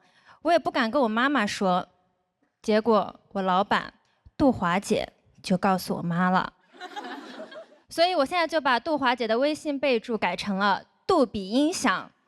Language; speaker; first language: Chinese; native; Chinese